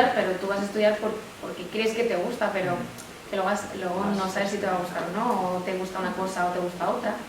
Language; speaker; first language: Spanish; native; Spanish